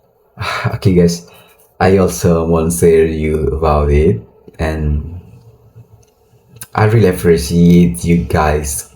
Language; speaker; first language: English; non-native, learner; Indonesian